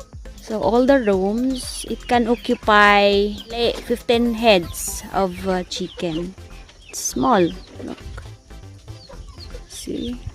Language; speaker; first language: English; non-native, local second language; Filipino